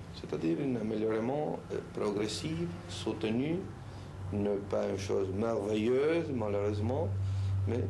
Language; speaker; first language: French; non-native, fluent; Spanish